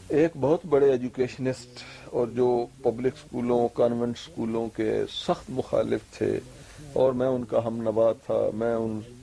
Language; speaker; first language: Urdu; native; Urdu